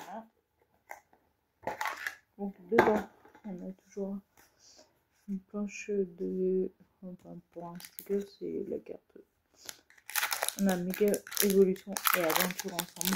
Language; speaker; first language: French; native; French